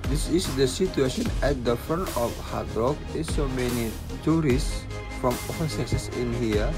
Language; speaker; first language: English; non-native, learner; Indonesian